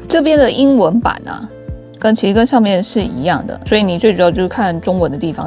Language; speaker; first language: Chinese; native; Chinese